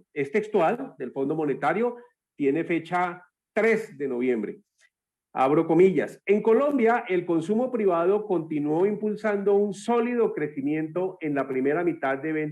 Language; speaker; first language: Spanish; native; Spanish